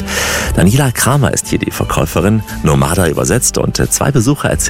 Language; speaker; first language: German; native; German